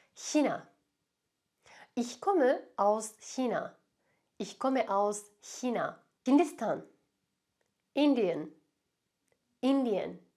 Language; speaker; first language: German; non-native, fluent; Turkish